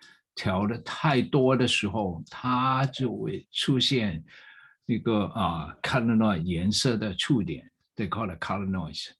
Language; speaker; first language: Chinese; non-native, fluent; English